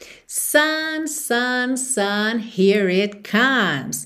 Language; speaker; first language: English; non-native, fluent; Portuguese